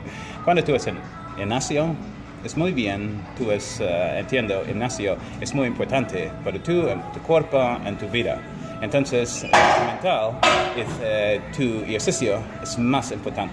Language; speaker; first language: Spanish; non-native, learner; English